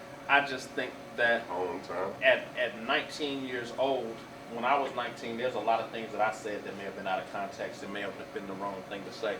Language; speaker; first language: English; native; English